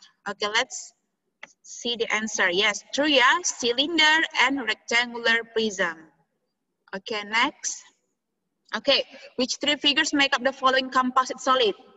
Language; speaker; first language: English; non-native, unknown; Indonesian